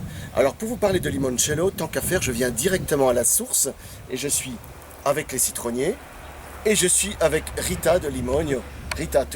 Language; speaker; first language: French; native; French